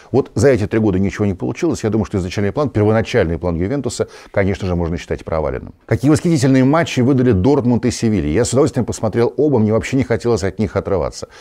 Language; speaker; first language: Russian; native; Russian